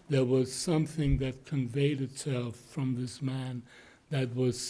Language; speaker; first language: English; non-native, fluent; German